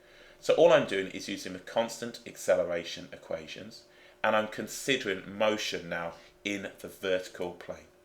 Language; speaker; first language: English; native; English